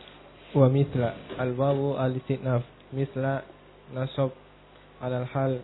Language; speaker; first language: Arabic; non-native, learner; Indonesian